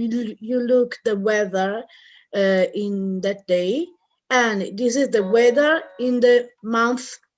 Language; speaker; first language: English; non-native, learner; Italian